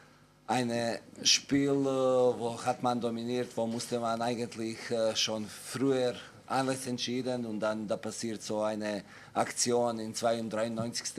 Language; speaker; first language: German; non-native, fluent; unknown